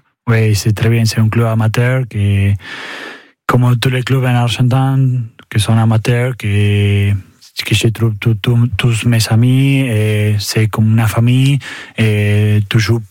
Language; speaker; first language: French; non-native, learner; Spanish